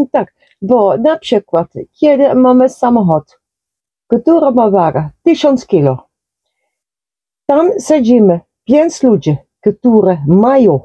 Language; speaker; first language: Polish; non-native, learner; Dutch